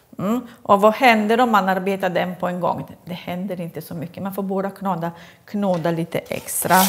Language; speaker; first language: Swedish; non-native, fluent; Italian